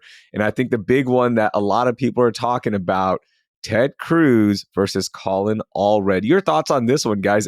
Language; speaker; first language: English; native; English